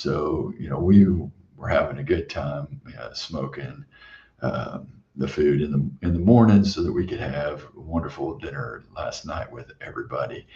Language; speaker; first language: English; native; English